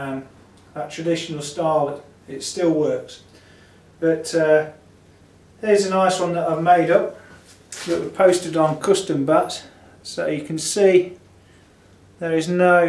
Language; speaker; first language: English; native; English